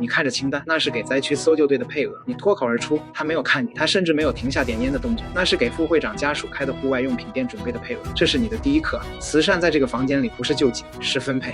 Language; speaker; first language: Chinese; native; Chinese